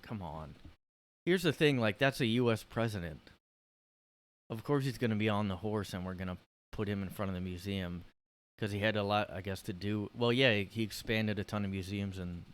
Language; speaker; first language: English; native; English